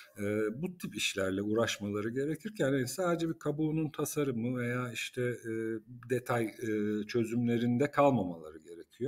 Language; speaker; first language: Turkish; native; Turkish